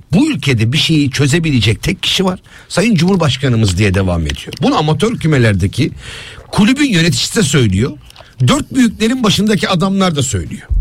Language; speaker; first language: Turkish; native; Turkish